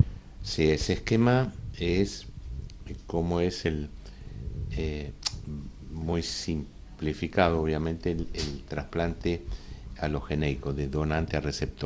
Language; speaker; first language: Spanish; native; Spanish